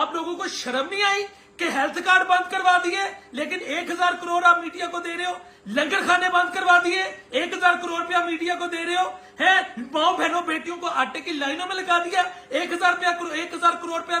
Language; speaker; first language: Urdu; non-native, local second language; Punjabi